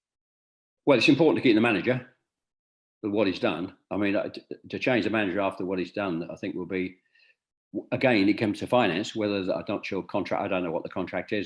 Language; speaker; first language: English; native; English